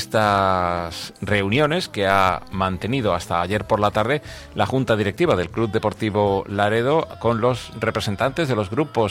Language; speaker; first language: Spanish; native; Spanish